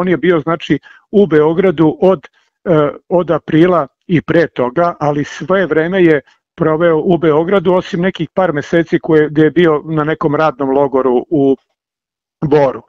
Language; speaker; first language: Serbian; native; Serbian